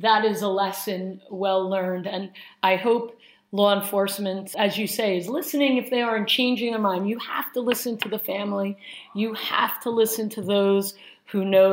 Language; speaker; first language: English; native; English